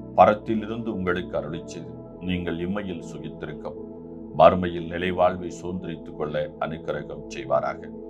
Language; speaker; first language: Tamil; native; Tamil